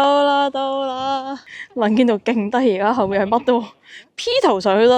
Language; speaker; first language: Cantonese; native; Cantonese